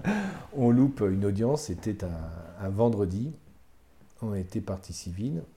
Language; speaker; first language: French; native; French